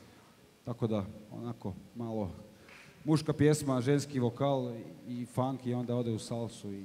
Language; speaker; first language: Croatian; native; Croatian